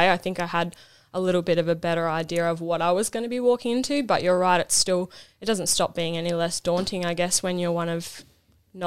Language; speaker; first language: English; native; English